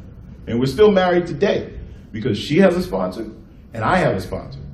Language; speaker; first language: English; native; English